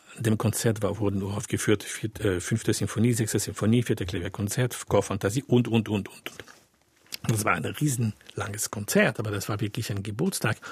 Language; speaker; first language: German; non-native, fluent; French